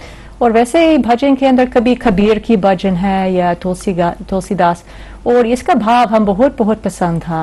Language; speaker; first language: Hindi; non-native, learner; English